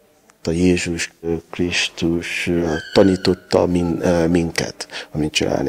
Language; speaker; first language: Hungarian; non-native, learner; Yoruba